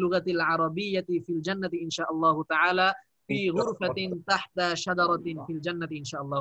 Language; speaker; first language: Arabic; non-native, fluent; Bangla